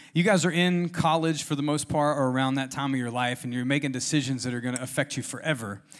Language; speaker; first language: English; native; English